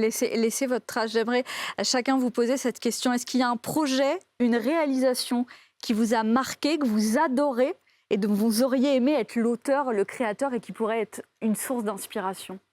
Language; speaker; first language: French; native; French